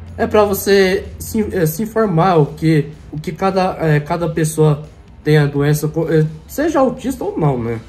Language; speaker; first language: Portuguese; native; Portuguese